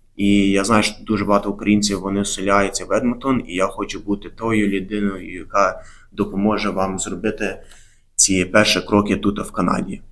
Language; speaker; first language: Ukrainian; early bilingual, heritage; Ukrainian